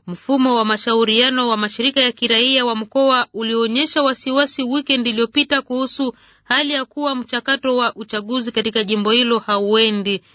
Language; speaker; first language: Swahili; native; Swahili